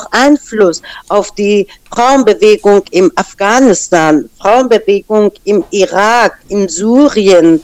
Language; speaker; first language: German; non-native, fluent; Persian